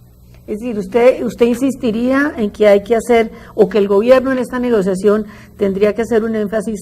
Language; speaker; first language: Spanish; native; Spanish